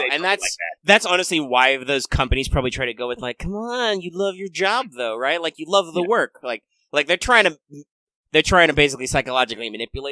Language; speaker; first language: English; native; English